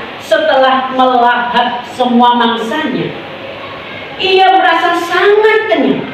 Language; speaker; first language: Indonesian; native; Indonesian